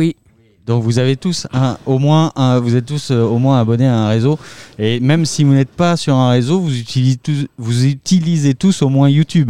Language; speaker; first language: French; native; French